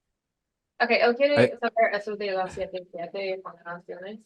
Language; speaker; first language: Spanish; non-native, learner; English